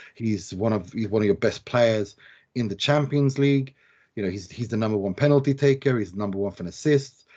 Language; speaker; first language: English; non-native, fluent; Swedish